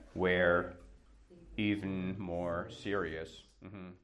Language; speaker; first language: English; non-native, fluent; Czech